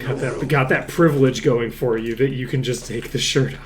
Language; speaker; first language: English; native; English